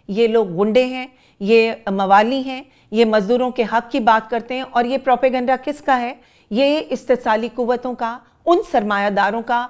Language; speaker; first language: Urdu; native; Urdu